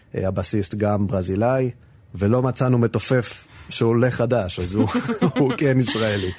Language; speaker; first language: Hebrew; non-native, fluent; Spanish